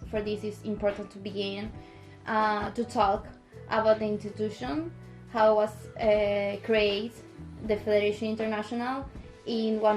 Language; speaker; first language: English; non-native, local second language; Spanish